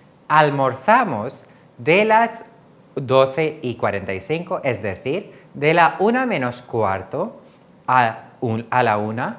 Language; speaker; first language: Spanish; non-native, fluent; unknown